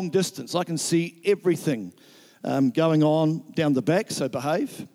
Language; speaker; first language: English; native; English